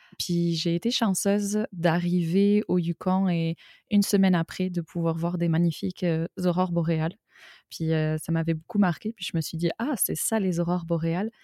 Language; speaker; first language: French; native; French